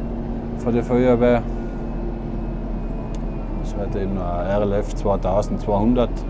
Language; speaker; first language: German; native; German